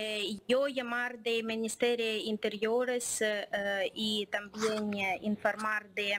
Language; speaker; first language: Spanish; non-native, learner; Ukrainian